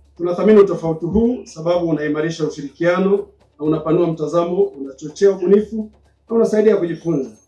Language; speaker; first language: Swahili; non-native, local second language; Sukuma